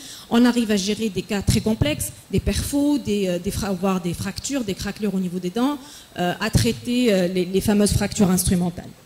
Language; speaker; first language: French; non-native, local second language; Arabic